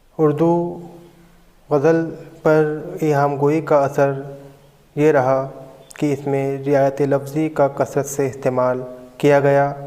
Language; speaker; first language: Urdu; native; Urdu